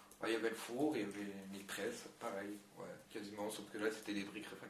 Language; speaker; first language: French; native; French